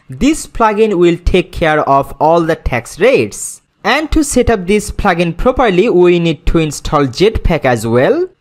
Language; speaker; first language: English; non-native, local second language; Bangla